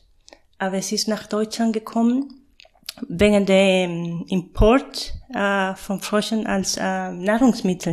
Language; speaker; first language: German; non-native, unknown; Spanish